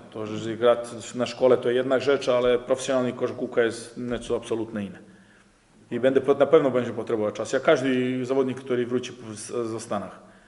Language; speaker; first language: Polish; non-native, fluent; Serbian